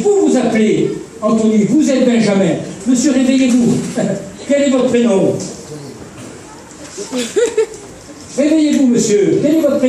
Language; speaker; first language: French; native; French